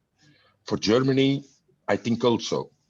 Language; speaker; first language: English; non-native, learner; Dutch